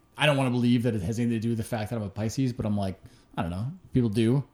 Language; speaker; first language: English; native; English